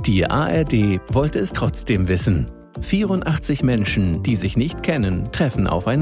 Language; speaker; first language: German; native; German